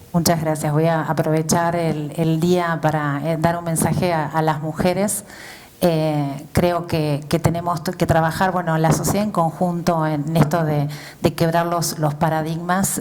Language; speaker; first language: Spanish; native; Spanish